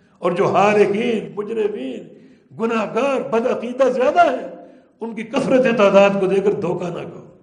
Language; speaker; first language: Urdu; native; Urdu